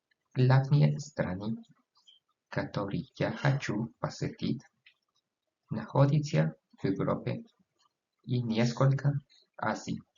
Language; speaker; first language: Russian; non-native, learner; Spanish